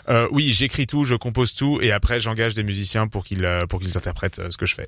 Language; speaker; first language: French; native; French